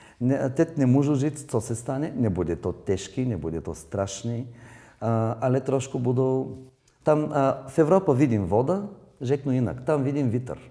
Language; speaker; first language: Czech; non-native, learner; Bulgarian